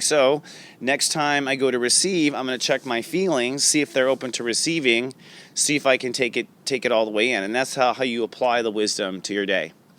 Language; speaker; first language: English; native; English